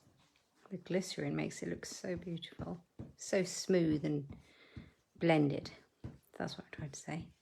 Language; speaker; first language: English; native; English